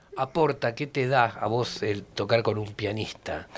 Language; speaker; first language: Spanish; native; Spanish